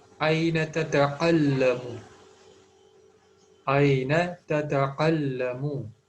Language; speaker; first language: Arabic; non-native, fluent; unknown